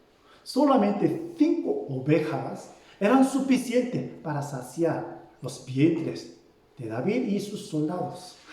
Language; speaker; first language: Spanish; non-native, fluent; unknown